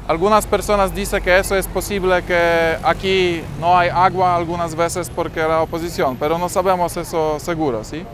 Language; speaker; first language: Spanish; non-native, learner; Polish